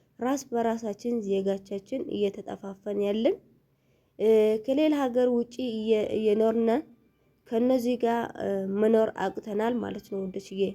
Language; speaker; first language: Amharic; non-native, local second language; Tigrinya